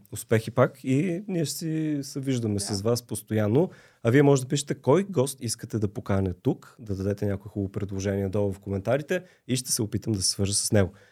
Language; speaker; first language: Bulgarian; native; Bulgarian